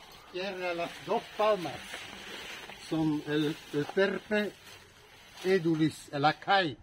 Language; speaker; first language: Spanish; non-native, fluent; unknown